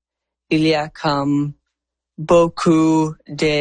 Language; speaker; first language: French; non-native, learner; English